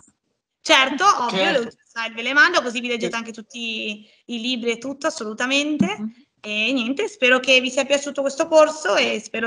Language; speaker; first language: Italian; native; Italian